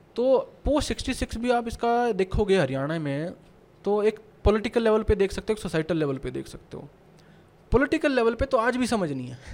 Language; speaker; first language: Hindi; native; Hindi